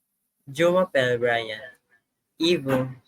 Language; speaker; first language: French; non-native, learner; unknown